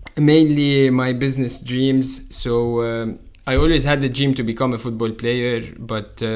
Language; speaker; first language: English; non-native, fluent; Arabic